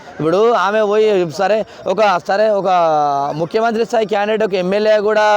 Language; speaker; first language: Telugu; native; Telugu